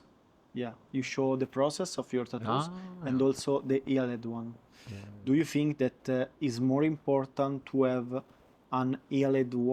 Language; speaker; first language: English; non-native, learner; Italian